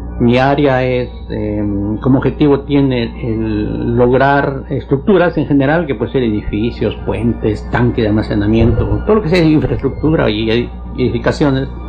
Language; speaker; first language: Spanish; native; Spanish